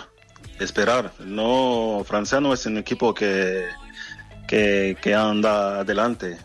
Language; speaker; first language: Spanish; non-native, fluent; French